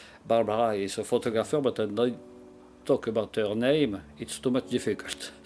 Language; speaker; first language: English; non-native, learner; French